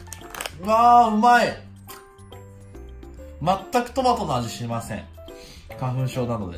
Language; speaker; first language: Japanese; native; Japanese